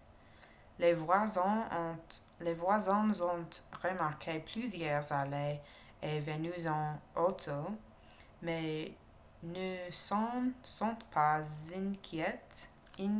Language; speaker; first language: French; non-native, learner; English